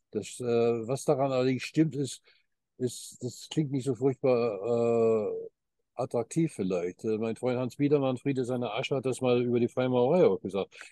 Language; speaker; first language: German; early bilingual, heritage; German